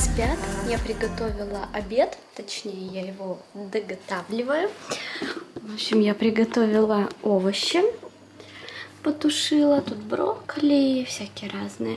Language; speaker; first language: Russian; native; Russian